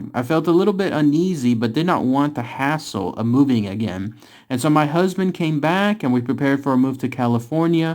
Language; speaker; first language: English; native; English